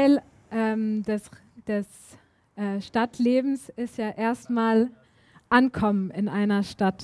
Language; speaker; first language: German; native; German